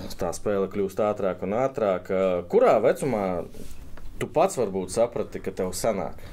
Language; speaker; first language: Latvian; native; Latvian